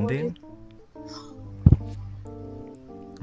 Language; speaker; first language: English; non-native, fluent; Indonesian